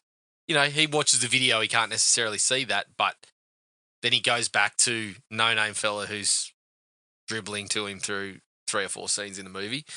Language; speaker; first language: English; native; English